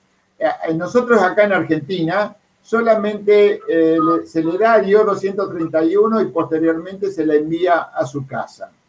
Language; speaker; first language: Spanish; native; Spanish